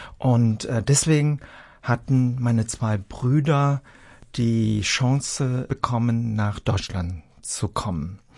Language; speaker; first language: German; early bilingual, other home language; Vietnamese